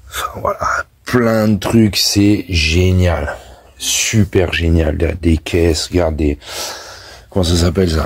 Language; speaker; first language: French; native; French